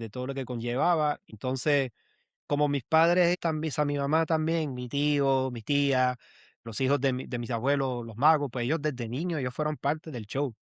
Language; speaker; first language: Spanish; early bilingual, heritage; Spanish